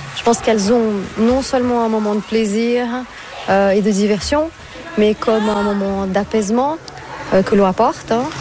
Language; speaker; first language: French; non-native, fluent; Portuguese